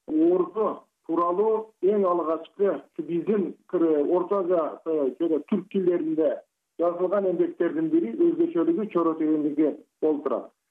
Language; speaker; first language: Kyrgyz; native; Kyrgyz